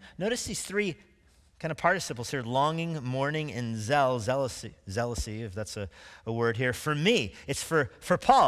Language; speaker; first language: English; native; English